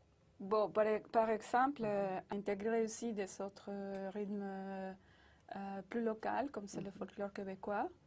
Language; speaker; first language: French; non-native, fluent; Spanish